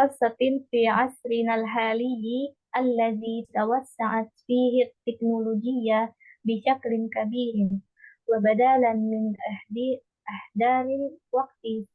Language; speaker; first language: Arabic; non-native, learner; Indonesian